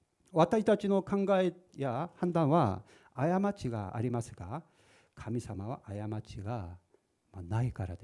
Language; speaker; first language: Japanese; non-native, fluent; Korean